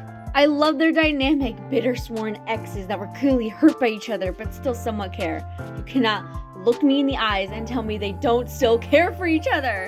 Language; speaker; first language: English; native; English